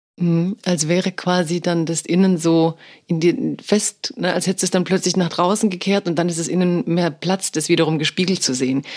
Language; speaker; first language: German; early bilingual, other home language; Croatian